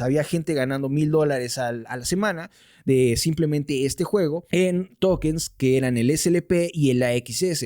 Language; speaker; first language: Spanish; native; Spanish